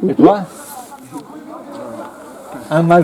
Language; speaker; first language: French; non-native, learner; Italian